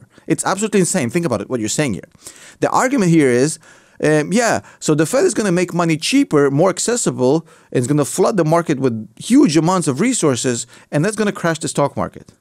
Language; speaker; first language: English; native; English